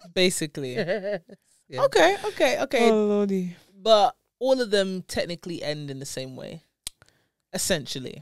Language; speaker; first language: English; native; English